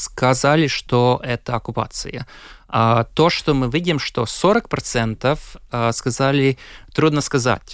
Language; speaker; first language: Russian; non-native, local second language; Latvian